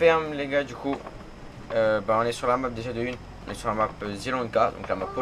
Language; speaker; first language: French; native; French